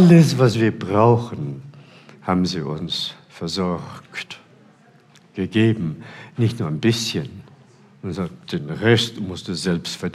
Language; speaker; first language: German; non-native, fluent; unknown